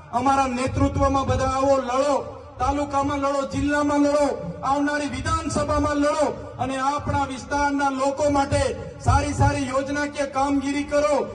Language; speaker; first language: Gujarati; non-native, local second language; Vasavi